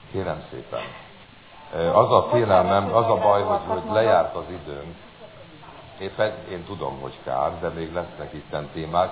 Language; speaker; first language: Hungarian; native; Hungarian